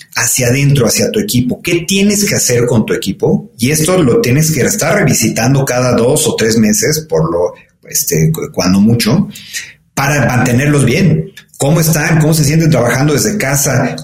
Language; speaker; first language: Spanish; native; Spanish